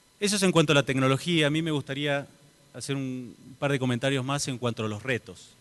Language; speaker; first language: Spanish; native; Spanish